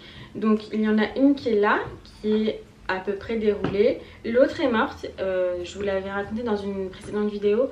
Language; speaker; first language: French; native; French